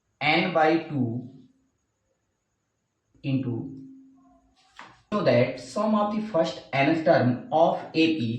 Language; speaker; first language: English; non-native, local second language; Hindi